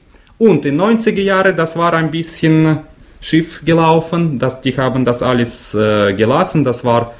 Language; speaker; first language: German; non-native, fluent; Russian